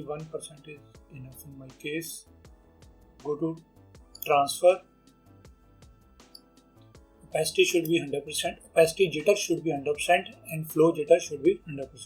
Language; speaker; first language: English; non-native, local second language; Hindi